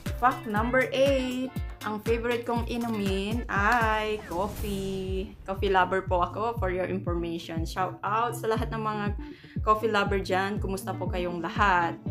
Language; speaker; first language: Filipino; non-native, local second language; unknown